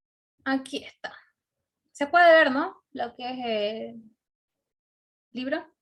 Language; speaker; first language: Spanish; native; Spanish